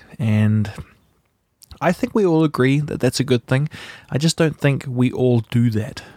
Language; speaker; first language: English; native; English